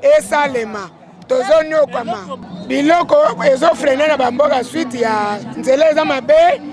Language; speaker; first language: Lingala; non-native, local second language; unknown